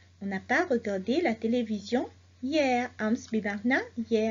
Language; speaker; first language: French; non-native, local second language; Morisyen